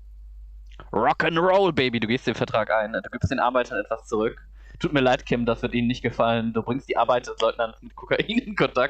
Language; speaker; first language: German; native; German